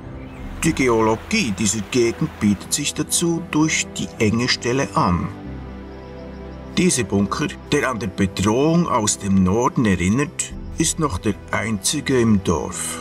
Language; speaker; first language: German; native; German